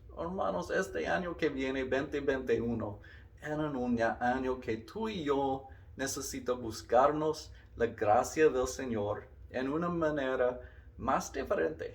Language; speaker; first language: Spanish; non-native, learner; English